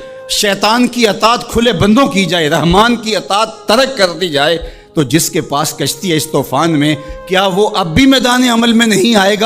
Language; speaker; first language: Urdu; native; Urdu